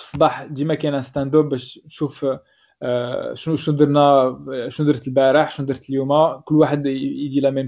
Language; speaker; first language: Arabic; native; Arabic